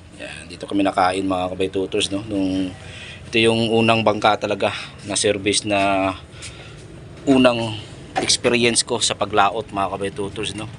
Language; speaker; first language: Filipino; non-native, local second language; Cebuano